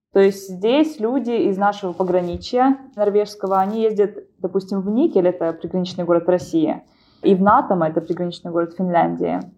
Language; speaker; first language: Russian; native; Russian